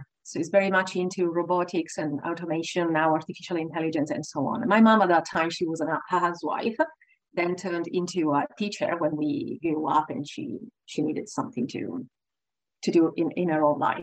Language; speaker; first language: English; non-native, fluent; Italian